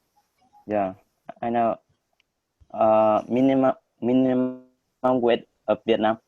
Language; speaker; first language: English; non-native, learner; Vietnamese